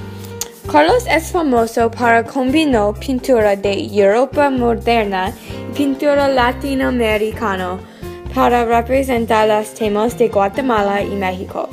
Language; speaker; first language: Spanish; non-native, learner; English